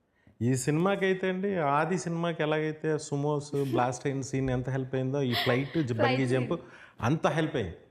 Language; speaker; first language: Telugu; native; Telugu